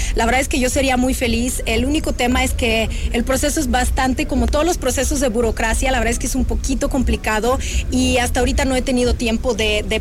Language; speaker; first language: Spanish; non-native, fluent; Russian